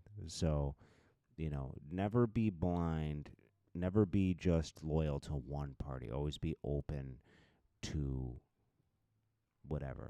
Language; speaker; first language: English; native; English